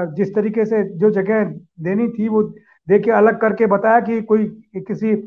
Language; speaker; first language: Hindi; native; Hindi